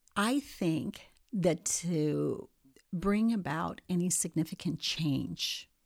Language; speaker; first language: English; early bilingual, other home language; Spanish